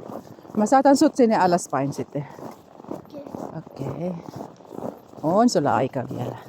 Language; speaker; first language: Finnish; non-native, learner; Bikol